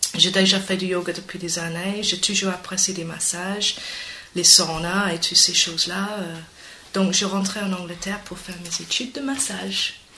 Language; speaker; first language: French; non-native, fluent; English